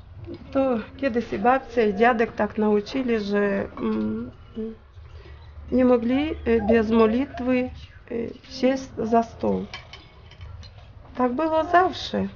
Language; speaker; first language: Polish; early bilingual, heritage; Polish